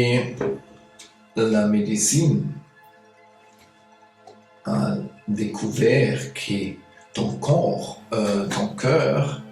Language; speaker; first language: French; non-native, fluent; German